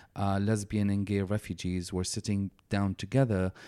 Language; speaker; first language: English; non-native, fluent; Arabic